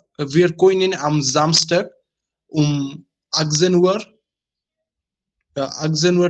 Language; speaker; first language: German; non-native, learner; Bangla